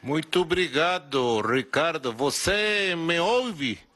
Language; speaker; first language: Portuguese; non-native, learner; Spanish